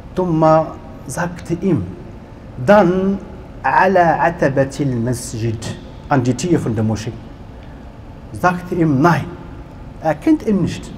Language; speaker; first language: German; non-native, learner; Arabic